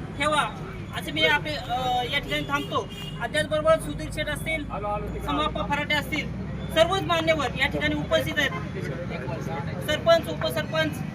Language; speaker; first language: Marathi; non-native, local second language; Lambadi